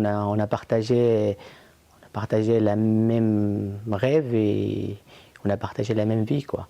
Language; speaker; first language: French; non-native, fluent; Arabic